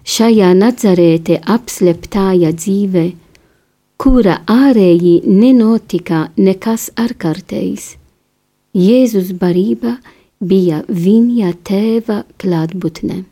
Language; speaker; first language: Latvian; non-native, fluent; Maltese